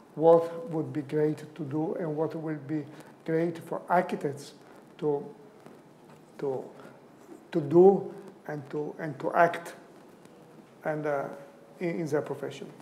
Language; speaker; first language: English; non-native, fluent; Italian